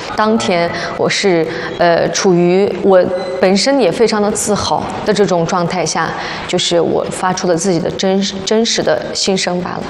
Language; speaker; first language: Chinese; non-native, local second language; Uyghur